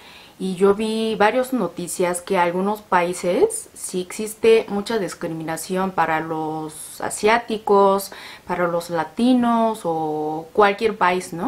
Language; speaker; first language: Spanish; non-native, learner; Korean